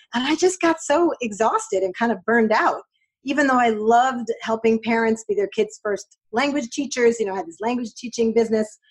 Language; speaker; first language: English; native; English